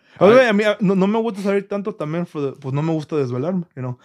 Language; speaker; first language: Spanish; native; Spanish